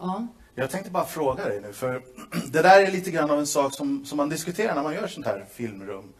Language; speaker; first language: Swedish; native; Swedish